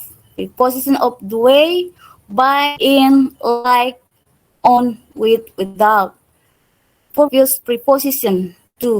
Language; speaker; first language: English; non-native, learner; Indonesian